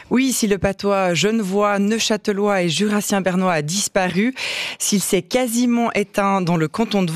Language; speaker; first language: French; native; French